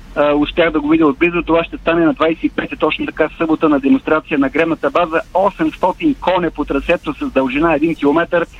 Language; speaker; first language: Bulgarian; native; Bulgarian